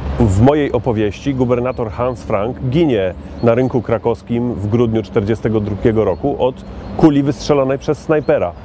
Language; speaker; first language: Polish; native; Polish